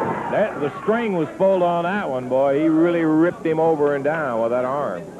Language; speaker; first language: English; native; English